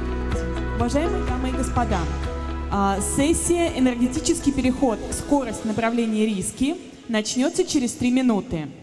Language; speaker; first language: Russian; native; Russian